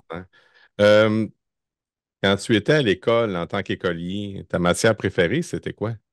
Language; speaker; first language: French; native; French